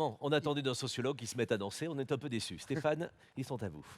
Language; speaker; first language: French; native; French